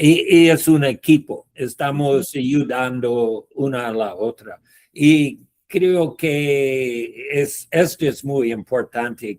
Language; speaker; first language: Spanish; non-native, learner; English